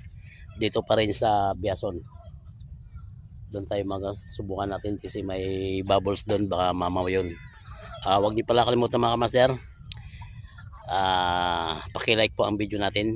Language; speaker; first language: Filipino; native; Filipino